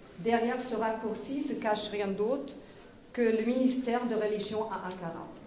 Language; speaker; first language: French; non-native, fluent; German